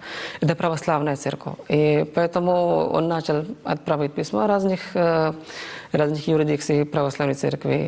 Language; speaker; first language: Russian; non-native, fluent; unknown